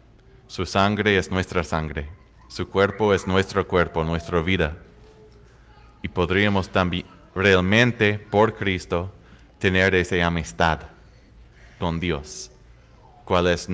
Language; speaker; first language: Spanish; non-native, fluent; English